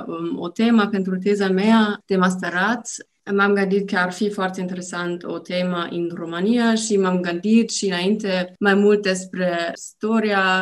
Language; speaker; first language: Romanian; non-native, learner; German